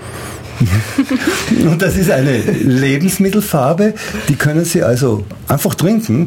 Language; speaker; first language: German; native; German